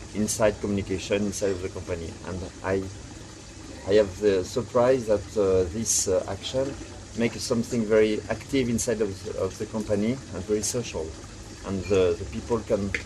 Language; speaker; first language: English; non-native, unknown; French